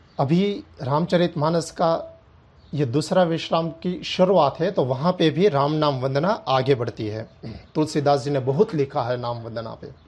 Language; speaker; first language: Hindi; non-native, local second language; Gujarati